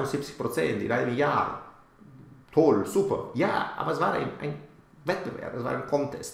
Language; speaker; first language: German; non-native, fluent; Italian